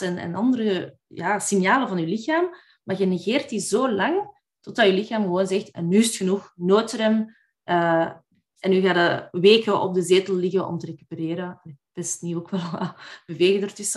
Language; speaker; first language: Dutch; native; Dutch